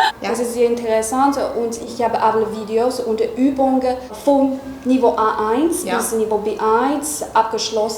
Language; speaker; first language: German; non-native, learner; Chinese